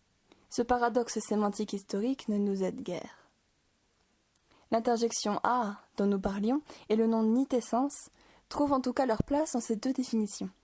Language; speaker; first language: French; native; French